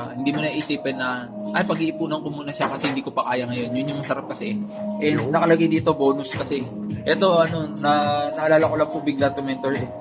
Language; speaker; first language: Filipino; native; Filipino